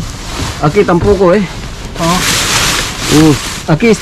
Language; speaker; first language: Spanish; non-native, learner; Filipino